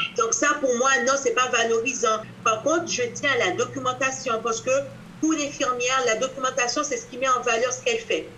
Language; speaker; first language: French; native; French